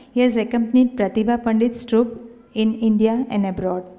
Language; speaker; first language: English; non-native, local second language; Gujarati